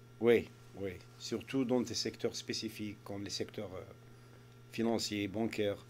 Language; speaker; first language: French; non-native, local second language; Arabic